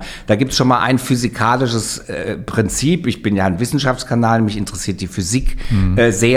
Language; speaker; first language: German; native; German